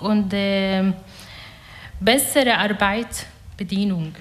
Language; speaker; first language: German; non-native, learner; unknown